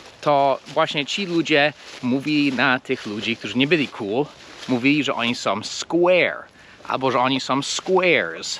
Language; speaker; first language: Polish; non-native, fluent; English